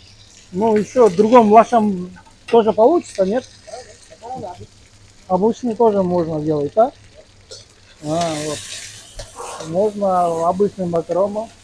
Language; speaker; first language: Russian; non-native, local second language; Kyrgyz